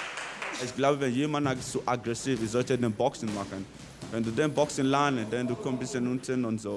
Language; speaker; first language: German; non-native, learner; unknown